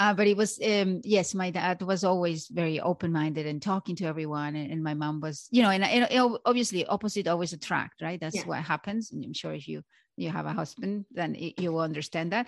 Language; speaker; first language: English; non-native, fluent; Spanish